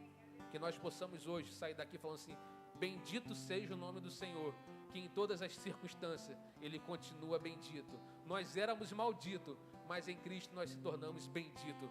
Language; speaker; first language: Portuguese; native; Portuguese